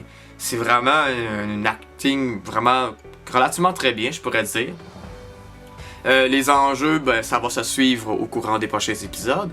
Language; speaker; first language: French; native; French